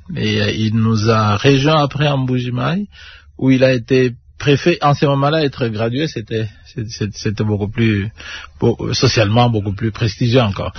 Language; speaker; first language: French; non-native, local second language; Luba-Lulua